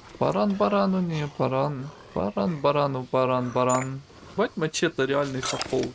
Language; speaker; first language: Russian; native; Russian